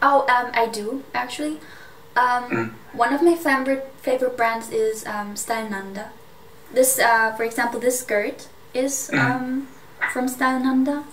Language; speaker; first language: English; non-native, fluent; German